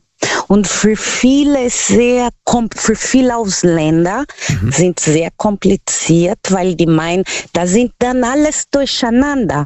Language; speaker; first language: German; non-native, learner; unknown